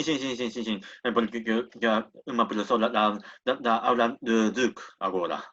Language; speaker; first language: Portuguese; non-native, learner; Japanese